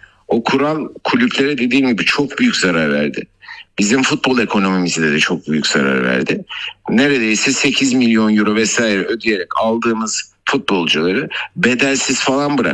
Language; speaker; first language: Turkish; native; Turkish